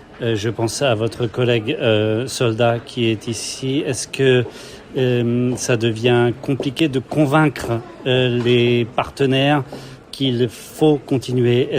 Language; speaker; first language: French; native; French